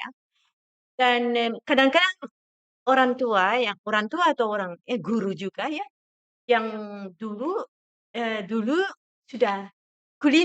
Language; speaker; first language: Indonesian; non-native, fluent; Japanese